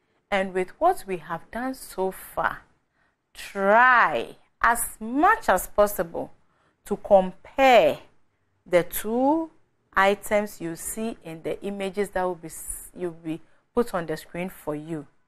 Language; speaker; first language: English; non-native, local second language; Akan